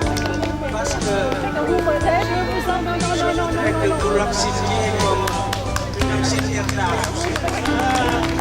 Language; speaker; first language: French; non-native, local second language; Lao